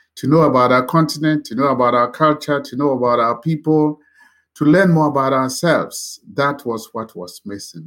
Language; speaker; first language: English; non-native, local second language; Akan